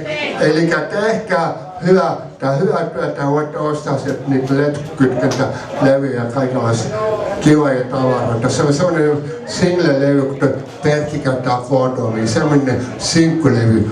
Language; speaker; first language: Finnish; native; Finnish